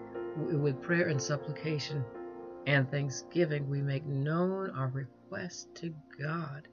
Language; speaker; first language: English; native; English